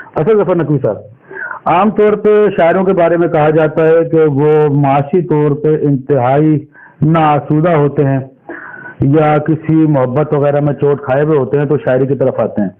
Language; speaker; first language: Urdu; native; Urdu